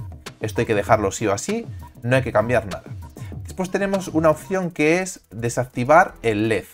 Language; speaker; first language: Spanish; native; Spanish